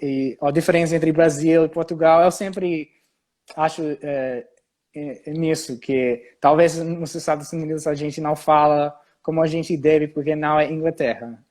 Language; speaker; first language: Portuguese; non-native, fluent; English